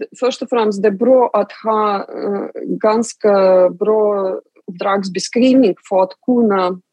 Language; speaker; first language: Swedish; non-native, fluent; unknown